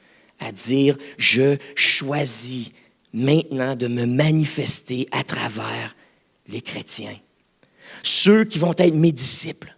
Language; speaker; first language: French; native; French